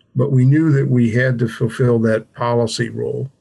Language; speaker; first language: English; native; English